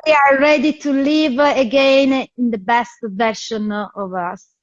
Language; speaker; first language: English; non-native, fluent; Italian